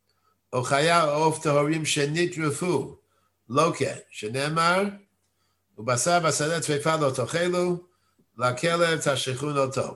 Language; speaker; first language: Hebrew; non-native, fluent; English